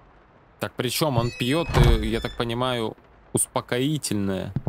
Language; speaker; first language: Russian; native; Russian